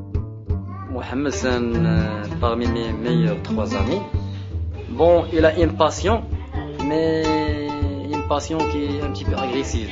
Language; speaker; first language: French; non-native, local second language; Arabic